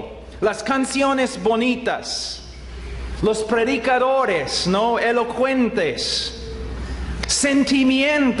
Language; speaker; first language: Spanish; non-native, fluent; English